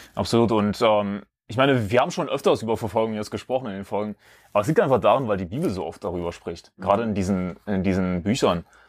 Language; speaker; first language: German; native; German